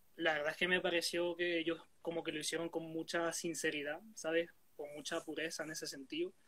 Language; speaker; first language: Spanish; native; Spanish